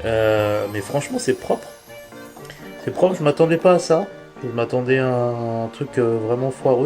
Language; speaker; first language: French; native; French